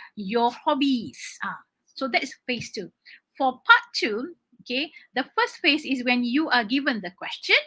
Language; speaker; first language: English; non-native, local second language; Malay